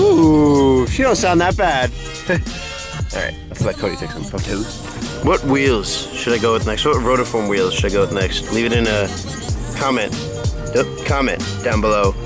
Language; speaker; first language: English; native; English